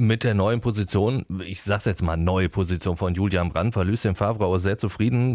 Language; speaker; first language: German; native; German